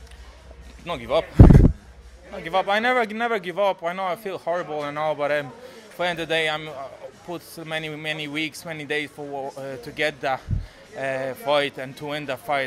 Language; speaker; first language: English; non-native, fluent; Polish